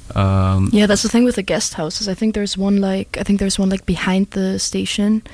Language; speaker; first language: English; non-native, fluent; German